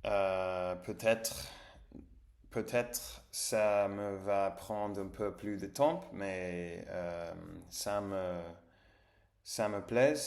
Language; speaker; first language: French; non-native, learner; English